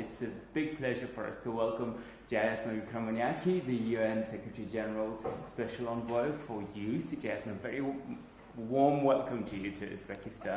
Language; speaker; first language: English; non-native, fluent; Uzbek